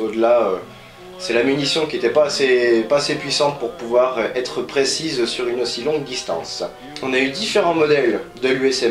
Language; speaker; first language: French; native; French